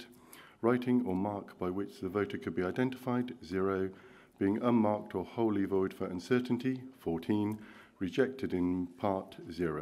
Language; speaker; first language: English; native; English